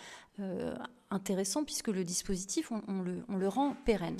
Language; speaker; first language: French; native; French